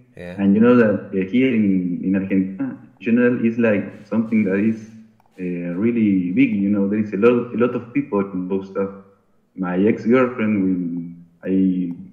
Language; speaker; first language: English; non-native, learner; Spanish